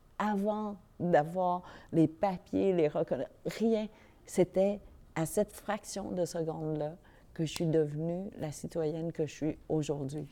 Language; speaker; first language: French; early bilingual, other home language; Vietnamese